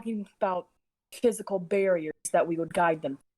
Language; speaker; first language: English; native; English